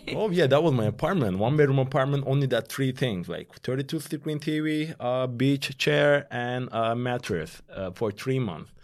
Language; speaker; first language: English; non-native, fluent; Turkish